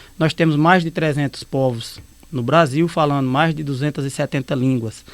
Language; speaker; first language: Portuguese; native; Portuguese